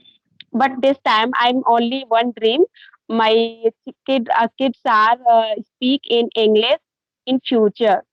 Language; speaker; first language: English; non-native, learner; Hindi